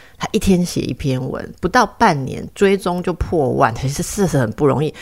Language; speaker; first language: Chinese; native; Chinese